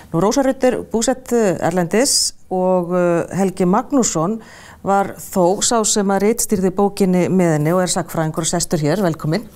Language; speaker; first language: Icelandic; native; Icelandic